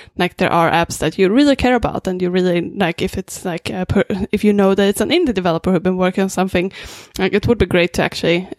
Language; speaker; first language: English; non-native, fluent; Swedish